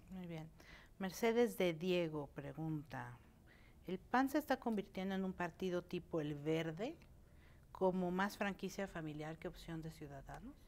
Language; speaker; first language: Spanish; native; Spanish